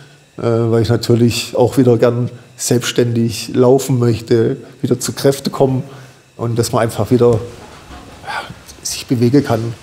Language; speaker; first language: German; native; German